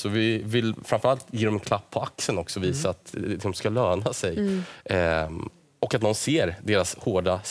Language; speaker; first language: Swedish; native; Swedish